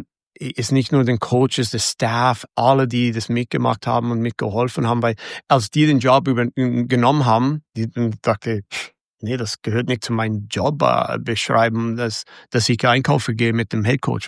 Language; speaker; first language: German; non-native, fluent; English